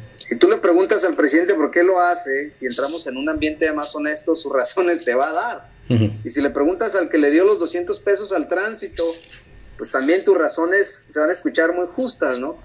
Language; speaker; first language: Spanish; native; Spanish